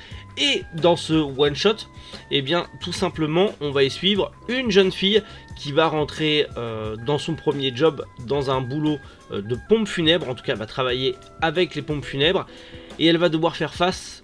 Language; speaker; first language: French; native; French